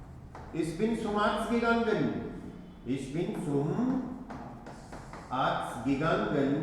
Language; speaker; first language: German; non-native, fluent; Hindi